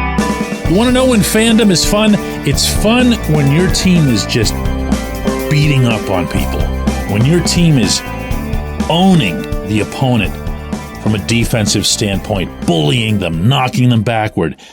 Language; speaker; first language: English; native; English